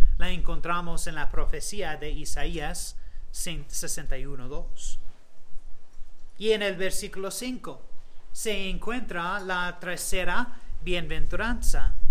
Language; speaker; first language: Spanish; non-native, fluent; English